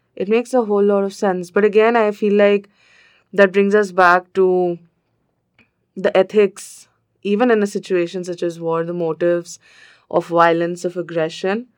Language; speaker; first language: English; non-native, local second language; Hindi